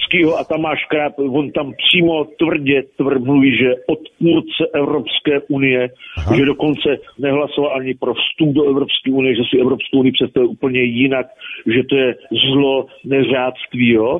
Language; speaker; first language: Czech; native; Czech